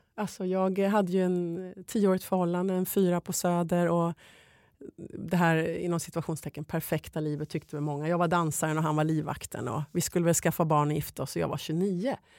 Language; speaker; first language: Swedish; native; Swedish